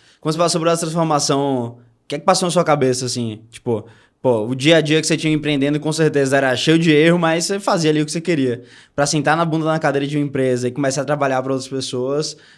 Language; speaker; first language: Portuguese; native; Portuguese